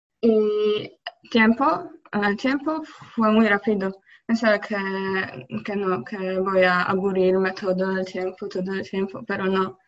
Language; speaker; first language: Spanish; non-native, learner; Polish